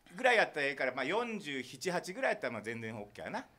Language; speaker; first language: Japanese; native; Japanese